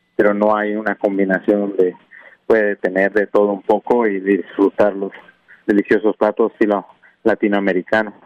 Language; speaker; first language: Spanish; non-native, local second language; Kʼicheʼ